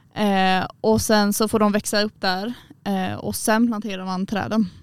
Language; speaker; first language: Swedish; native; Swedish